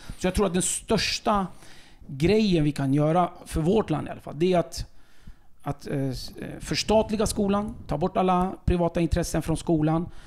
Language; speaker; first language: Swedish; early bilingual, other home language; Kurdish